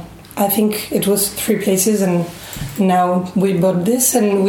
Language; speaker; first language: English; non-native, fluent; French